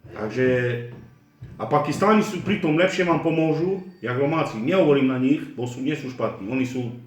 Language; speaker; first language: Slovak; non-native, local second language; Romany